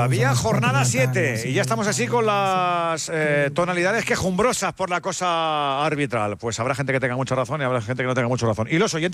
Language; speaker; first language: Spanish; native; Spanish